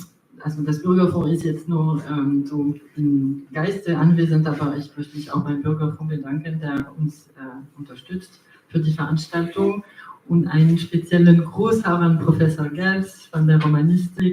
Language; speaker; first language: German; non-native, fluent; French